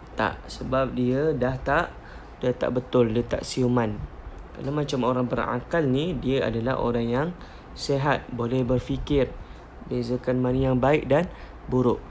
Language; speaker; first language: Malay; native; Malay